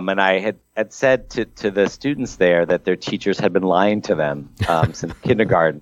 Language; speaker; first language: English; native; English